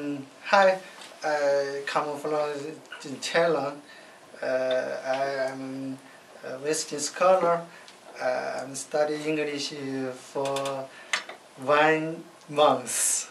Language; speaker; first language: English; non-native, learner; Thai